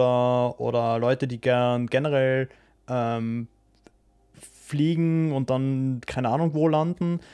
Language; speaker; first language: German; native; German